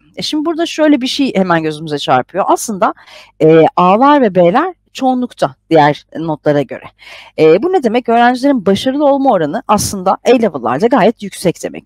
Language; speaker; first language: Turkish; native; Turkish